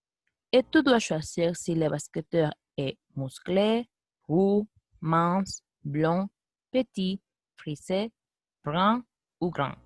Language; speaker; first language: French; non-native, fluent; Spanish